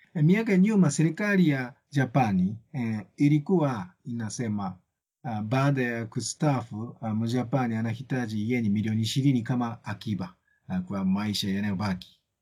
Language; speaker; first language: Swahili; non-native, fluent; Japanese